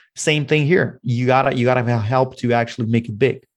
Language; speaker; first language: English; non-native, fluent; Russian